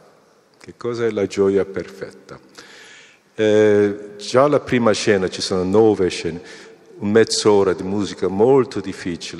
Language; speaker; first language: Italian; non-native, fluent; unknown